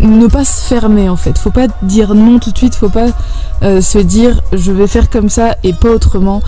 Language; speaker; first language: French; native; French